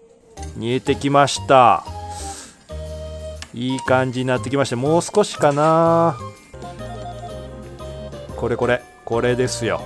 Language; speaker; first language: Japanese; native; Japanese